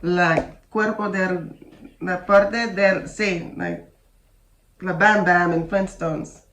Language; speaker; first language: Spanish; non-native, learner; English